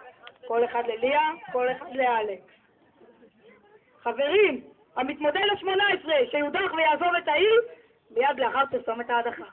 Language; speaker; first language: Hebrew; native; Hebrew